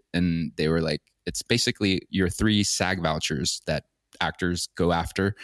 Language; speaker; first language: English; native; English